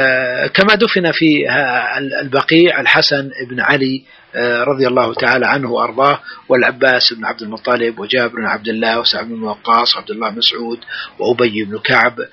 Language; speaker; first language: Arabic; native; Arabic